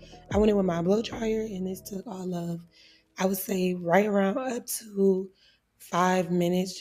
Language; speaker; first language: English; native; English